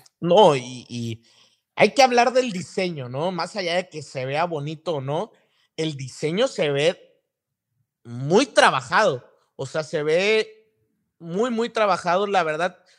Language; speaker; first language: Spanish; native; Spanish